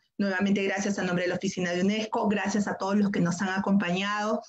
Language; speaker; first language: Spanish; native; Spanish